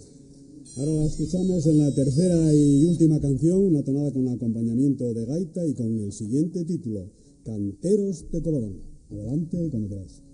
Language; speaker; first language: Spanish; native; Spanish